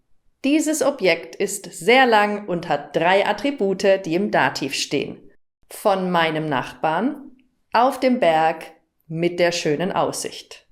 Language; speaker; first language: German; native; German